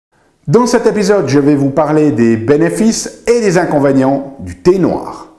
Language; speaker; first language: French; native; French